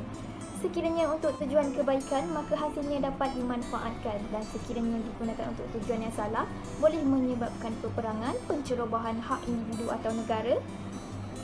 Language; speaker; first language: Malay; native; Malay